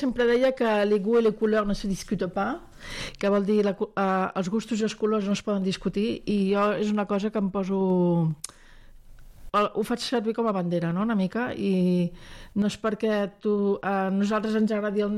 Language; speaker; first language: Catalan; non-native, local second language; French